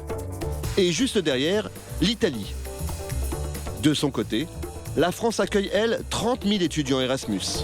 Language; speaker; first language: French; native; French